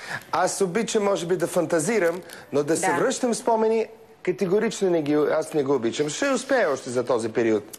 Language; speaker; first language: Bulgarian; early bilingual, heritage; Russian